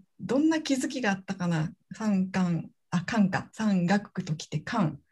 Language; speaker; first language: Japanese; native; Japanese